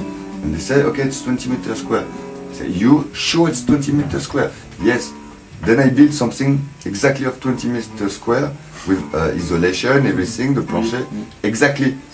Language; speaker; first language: English; non-native, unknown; French